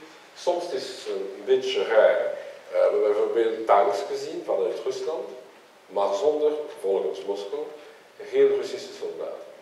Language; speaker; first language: Dutch; non-native, local second language; French